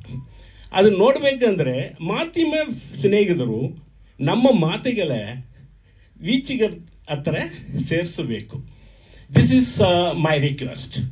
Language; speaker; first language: Kannada; non-native, learner; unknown